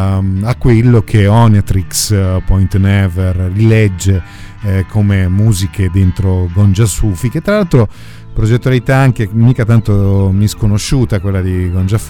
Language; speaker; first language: Italian; native; Italian